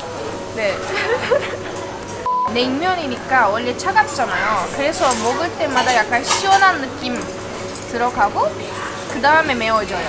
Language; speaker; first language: Korean; non-native, fluent; Turkish